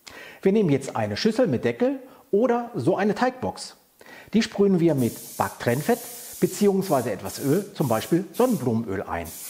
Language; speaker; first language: German; native; German